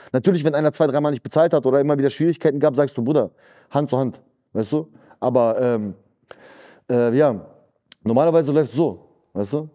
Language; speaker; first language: German; early bilingual, other home language; Russian